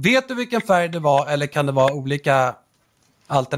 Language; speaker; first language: Swedish; native; Swedish